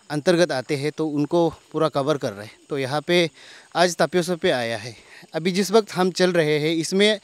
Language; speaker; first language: Hindi; non-native, local second language; Nyishi